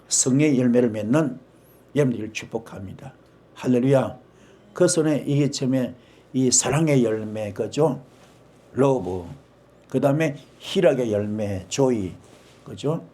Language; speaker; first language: Korean; native; Korean